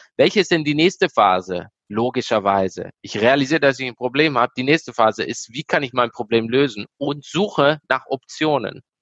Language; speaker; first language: German; early bilingual, heritage; German